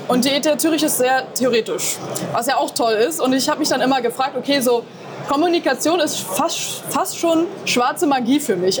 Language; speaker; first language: German; native; German